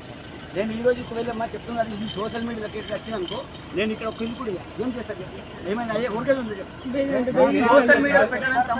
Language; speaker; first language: Telugu; native; Telugu